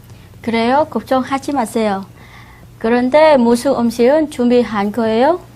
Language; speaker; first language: Korean; non-native, learner; Vietnamese